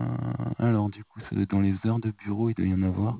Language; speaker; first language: French; native; French